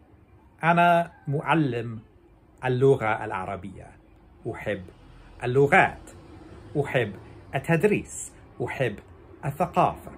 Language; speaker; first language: Arabic; non-native, fluent; English